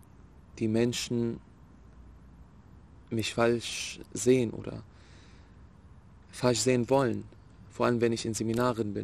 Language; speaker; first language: German; non-native, fluent; Arabic